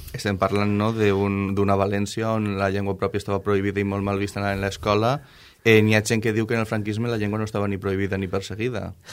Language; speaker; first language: Catalan; native; Catalan